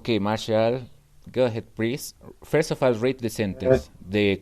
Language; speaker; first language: English; non-native, fluent; Spanish